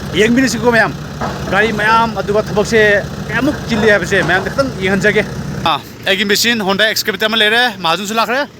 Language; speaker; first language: Manipuri; native; Manipuri